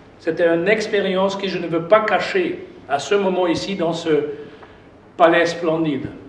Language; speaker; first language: French; non-native, fluent; German